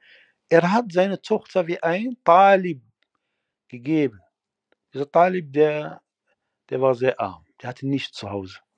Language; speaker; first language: German; non-native, fluent; Arabic